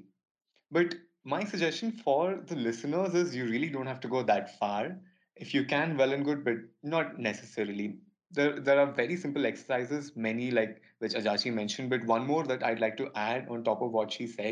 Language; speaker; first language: English; non-native, local second language; Kannada